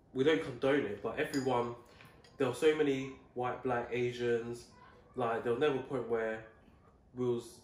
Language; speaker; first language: English; native; English